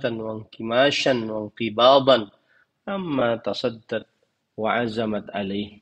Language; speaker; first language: Arabic; non-native, fluent; Indonesian